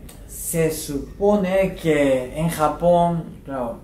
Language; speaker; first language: Spanish; non-native, fluent; Japanese